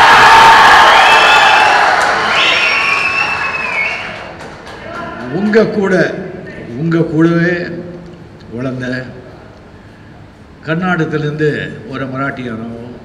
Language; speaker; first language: Tamil; non-native, fluent; Marathi